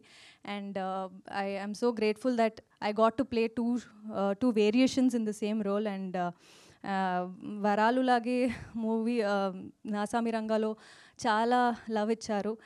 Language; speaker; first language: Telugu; non-native, local second language; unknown